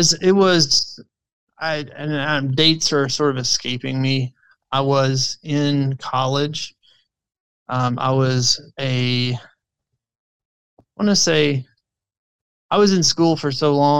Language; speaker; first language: English; native; English